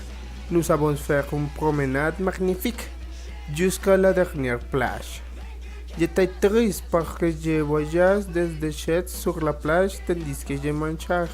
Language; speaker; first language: French; non-native, learner; Spanish